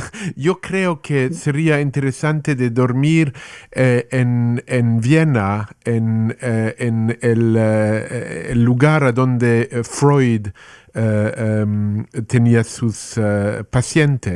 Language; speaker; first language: Spanish; non-native, learner; English